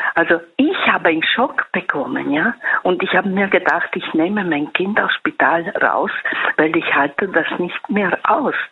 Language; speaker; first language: German; non-native, fluent; Italian